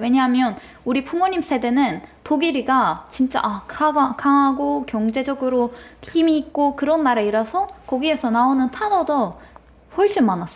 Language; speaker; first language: Korean; non-native, fluent; Turkish